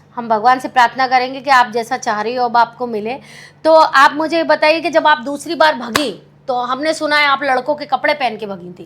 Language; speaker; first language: Hindi; native; Hindi